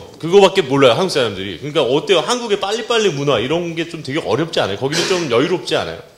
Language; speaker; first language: Korean; native; Korean